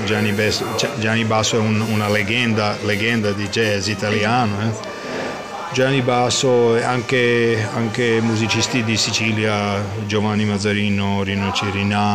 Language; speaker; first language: Italian; non-native, learner; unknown